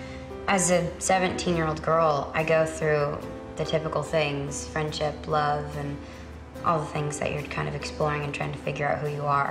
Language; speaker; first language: English; native; English